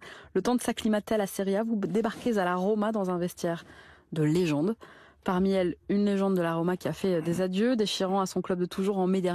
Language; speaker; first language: French; native; French